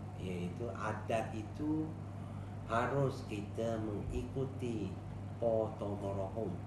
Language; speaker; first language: Malay; non-native, local second language; Chinese